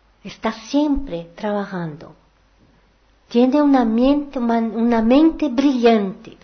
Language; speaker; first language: Portuguese; non-native, learner; Spanish